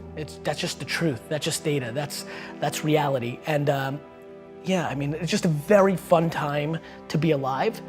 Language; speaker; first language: English; early bilingual, other home language; Russian